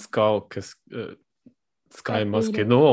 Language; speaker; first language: Japanese; non-native, learner; German